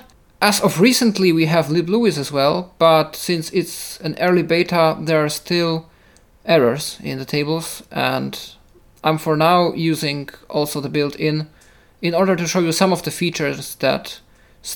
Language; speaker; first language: English; non-native, fluent; Polish